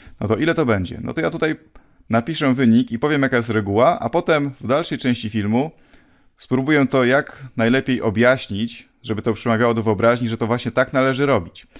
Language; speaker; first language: Polish; native; Polish